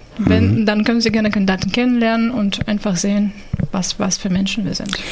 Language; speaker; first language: German; non-native, fluent; Ukrainian